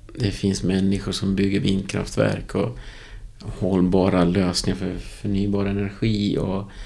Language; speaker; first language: Swedish; early bilingual, other home language; Spanish